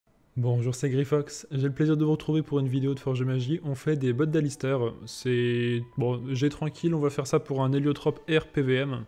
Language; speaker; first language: French; native; French